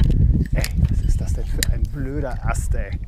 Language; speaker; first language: German; native; German